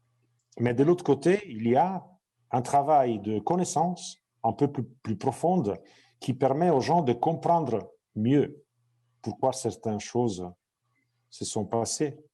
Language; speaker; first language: French; non-native, fluent; Italian